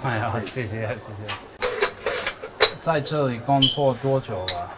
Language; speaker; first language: Chinese; non-native, learner; English